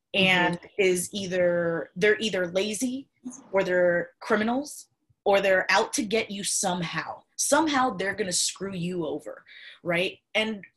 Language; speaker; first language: English; early bilingual, other home language; Spanish